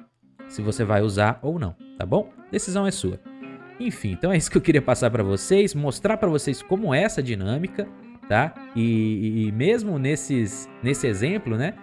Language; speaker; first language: Portuguese; native; Portuguese